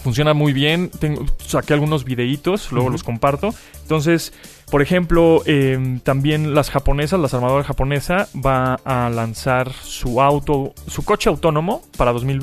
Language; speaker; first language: Spanish; native; Spanish